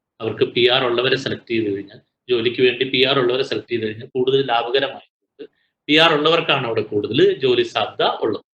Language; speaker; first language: Malayalam; native; Malayalam